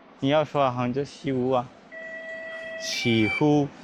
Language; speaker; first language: Chinese; non-native, learner; Bangla